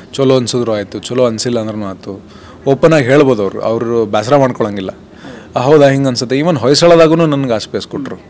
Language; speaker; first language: Kannada; native; Kannada